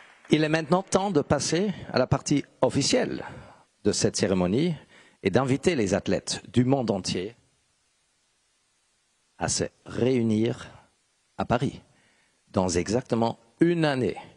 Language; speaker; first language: French; non-native, fluent; German